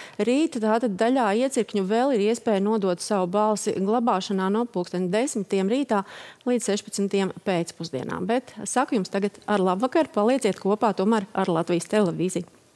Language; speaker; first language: Latvian; native; Latvian